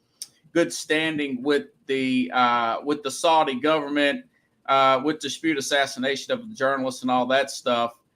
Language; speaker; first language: English; native; English